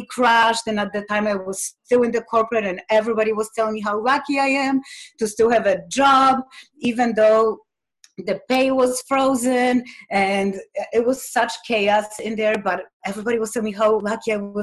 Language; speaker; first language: English; non-native, fluent; Polish